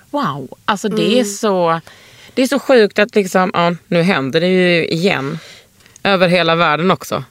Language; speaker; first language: Swedish; native; Swedish